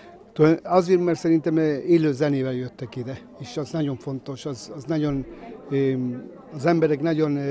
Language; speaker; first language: Hungarian; non-native, fluent; Spanish